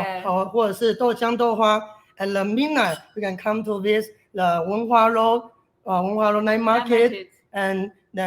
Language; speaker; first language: English; non-native, learner; Chinese